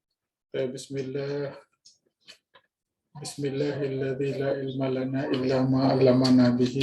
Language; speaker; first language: Arabic; non-native, fluent; Indonesian